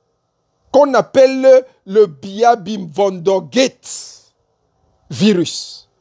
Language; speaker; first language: French; native; French